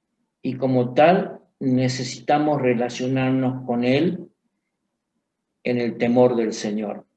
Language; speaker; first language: Spanish; native; Spanish